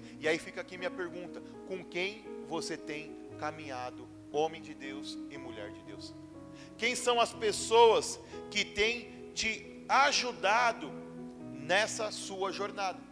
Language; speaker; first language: Portuguese; native; Portuguese